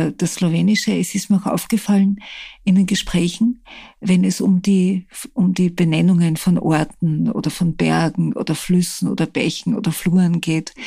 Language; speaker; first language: German; native; German